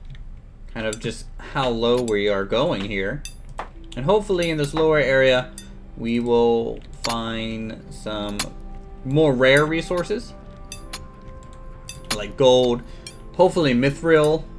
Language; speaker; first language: English; native; English